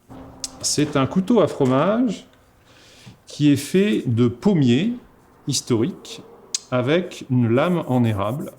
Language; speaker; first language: French; native; French